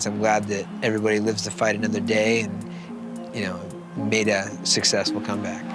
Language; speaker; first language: English; native; English